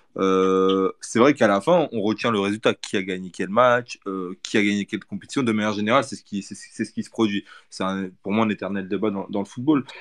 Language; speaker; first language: French; early bilingual, other home language; Portuguese